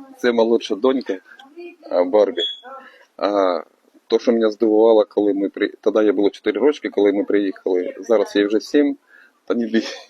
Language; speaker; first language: Ukrainian; non-native, local second language; Russian